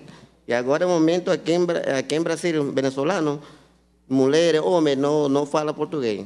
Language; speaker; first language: Portuguese; non-native, learner; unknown